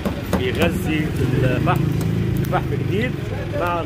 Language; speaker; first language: Arabic; native; Arabic